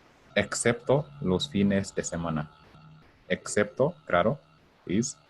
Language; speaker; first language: Spanish; non-native, fluent; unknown